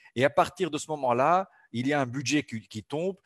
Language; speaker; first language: French; non-native, local second language; Arabic